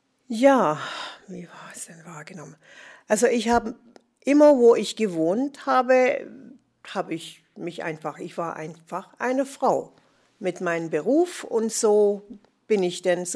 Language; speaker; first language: German; non-native, fluent; English